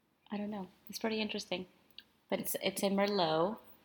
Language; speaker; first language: English; early bilingual, other home language; Spanish